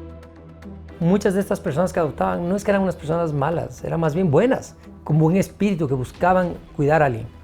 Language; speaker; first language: Spanish; native; Spanish